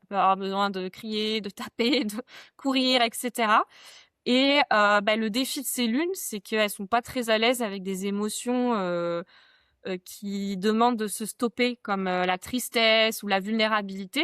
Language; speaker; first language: French; native; French